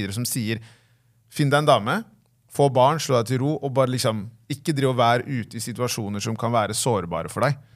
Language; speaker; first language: Norwegian; native; Norwegian